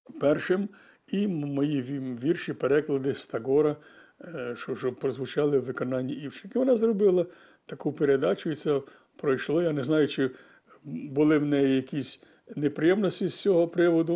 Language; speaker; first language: Ukrainian; native; Ukrainian